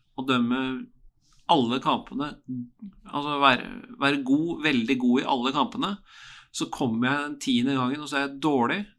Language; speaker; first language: Norwegian; native; Norwegian